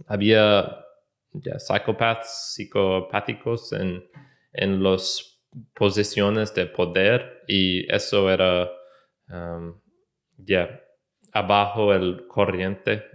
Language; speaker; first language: Spanish; non-native, learner; English